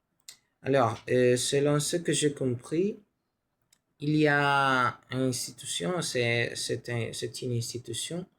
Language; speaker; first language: French; non-native, learner; Spanish